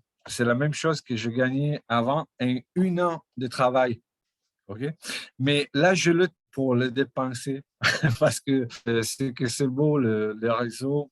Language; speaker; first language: French; non-native, fluent; Portuguese